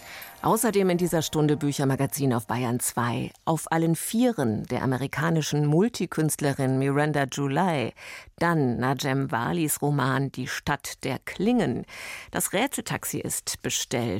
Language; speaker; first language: German; native; German